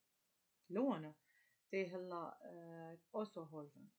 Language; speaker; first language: Danish; non-native, learner; Arabic